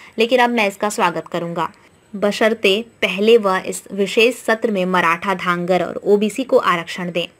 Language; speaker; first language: Hindi; non-native, local second language; Marathi